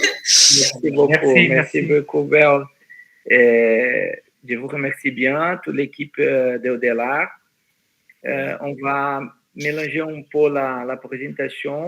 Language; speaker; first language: French; non-native, fluent; Portuguese